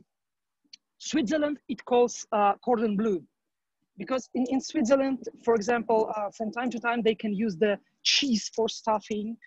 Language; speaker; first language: English; non-native, learner; Ukrainian